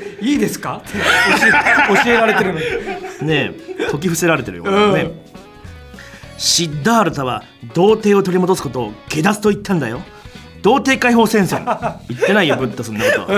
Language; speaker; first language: Japanese; native; Japanese